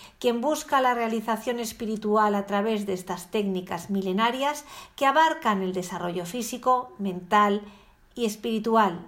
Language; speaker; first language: Spanish; native; Spanish